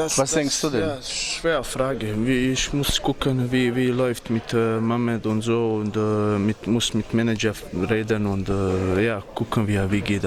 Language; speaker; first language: German; non-native, learner; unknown